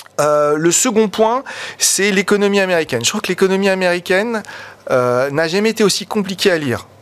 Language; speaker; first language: French; native; French